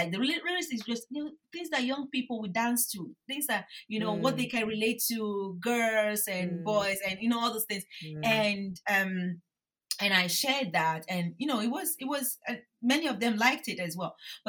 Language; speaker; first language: English; non-native, local second language; Bini